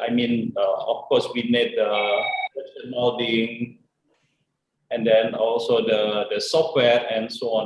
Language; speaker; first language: English; non-native, fluent; Indonesian